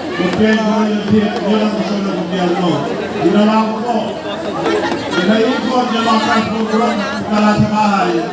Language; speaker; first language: Filipino; non-native, local second language; Iloko